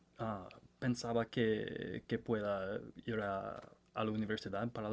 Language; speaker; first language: Spanish; non-native, learner; English